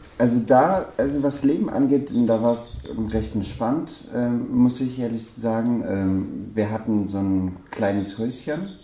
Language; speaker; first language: German; non-native, fluent; Persian